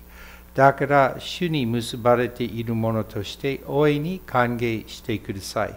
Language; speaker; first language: Japanese; non-native, fluent; English